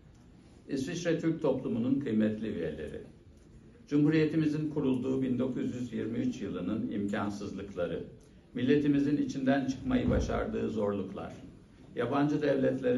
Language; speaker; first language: Turkish; native; Turkish